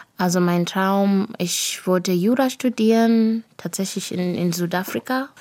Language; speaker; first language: German; non-native, fluent; Shona